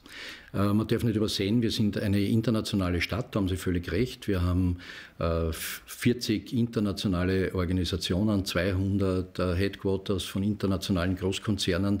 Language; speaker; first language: German; native; German